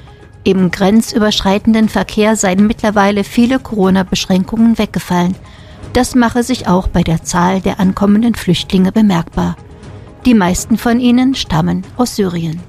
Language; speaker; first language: German; native; German